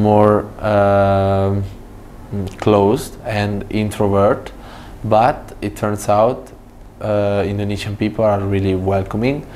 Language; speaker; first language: English; non-native, fluent; Italian